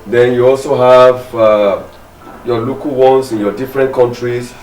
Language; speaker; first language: English; non-native, local second language; Yoruba